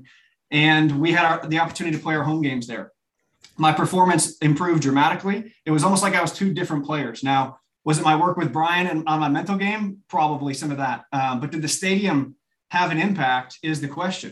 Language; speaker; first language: English; native; English